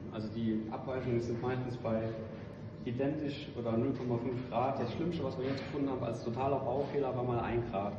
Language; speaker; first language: German; native; German